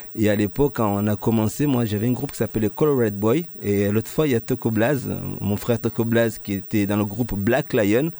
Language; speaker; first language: French; early bilingual, other home language; Ngazidja Comorian